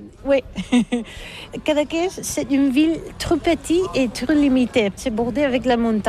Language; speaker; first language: French; non-native, learner; Catalan